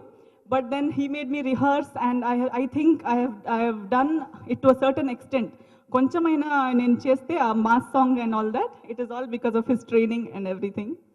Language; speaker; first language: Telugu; non-native, learner; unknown